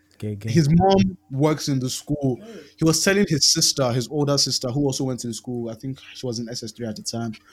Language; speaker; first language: English; non-native, local second language; Yoruba